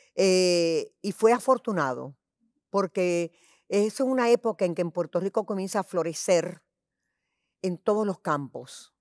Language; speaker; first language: Spanish; early bilingual, heritage; Spanish